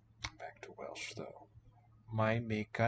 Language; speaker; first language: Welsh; non-native, learner; English